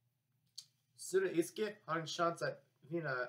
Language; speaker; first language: Swedish; non-native, learner; English